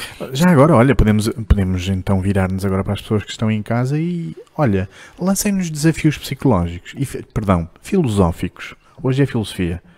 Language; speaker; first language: Portuguese; native; Portuguese